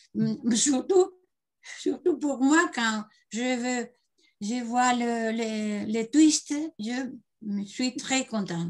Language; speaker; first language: French; non-native, learner; Spanish